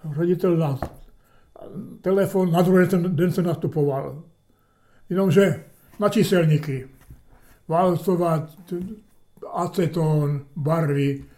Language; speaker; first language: Czech; early bilingual, heritage; Czech